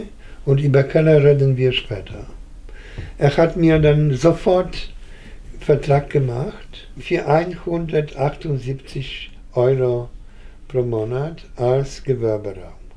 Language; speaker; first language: German; non-native, fluent; Polish